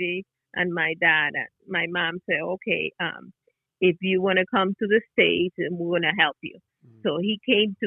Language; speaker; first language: English; non-native, fluent; Spanish